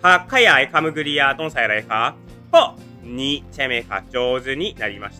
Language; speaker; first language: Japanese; non-native, fluent; Thai